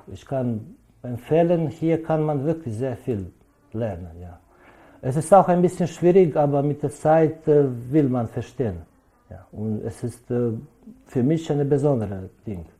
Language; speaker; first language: German; non-native, learner; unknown